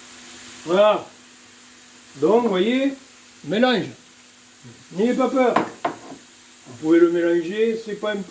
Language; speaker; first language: French; native; French